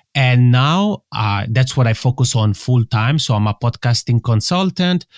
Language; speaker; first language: English; non-native, fluent; Italian